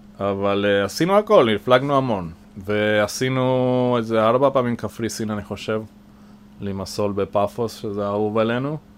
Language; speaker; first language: Hebrew; non-native, fluent; Spanish